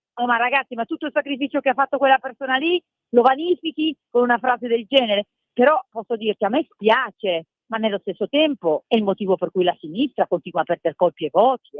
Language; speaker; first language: Italian; native; Italian